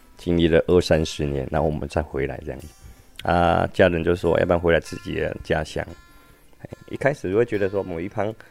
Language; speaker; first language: Chinese; native; Chinese